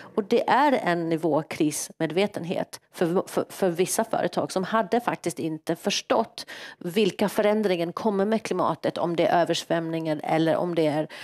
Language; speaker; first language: Swedish; non-native, fluent; English